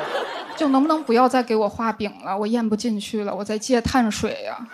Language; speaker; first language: Chinese; native; Chinese